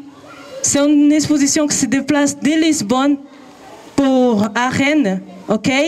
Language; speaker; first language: French; non-native, learner; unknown